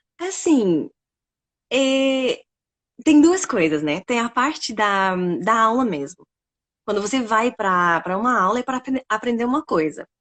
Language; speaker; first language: Portuguese; non-native, fluent; English